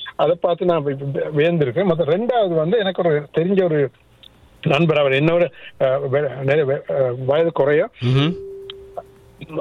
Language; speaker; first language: Tamil; native; Tamil